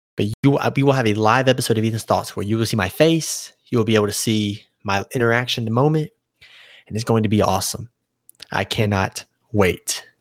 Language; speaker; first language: English; native; English